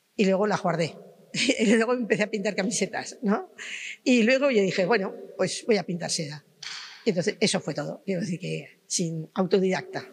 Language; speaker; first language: Spanish; native; Spanish